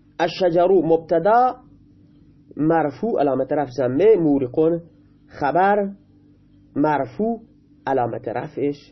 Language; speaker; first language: Persian; non-native, local second language; Baluchi